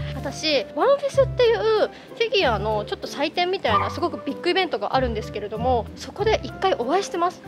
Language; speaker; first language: Japanese; native; Japanese